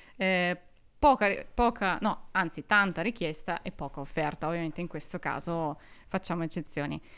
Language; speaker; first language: Italian; non-native, fluent; Russian